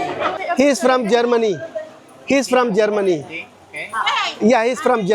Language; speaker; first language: English; non-native, learner; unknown